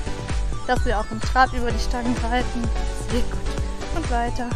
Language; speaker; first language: German; native; German